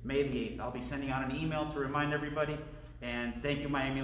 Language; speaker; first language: English; early bilingual, other home language; Spanish